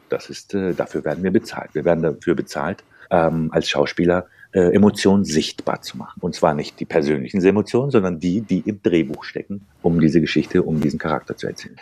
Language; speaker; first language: German; early bilingual, other home language; Turkish